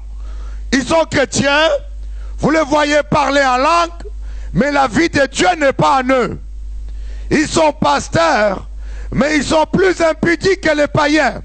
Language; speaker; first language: French; non-native, local second language; Lingala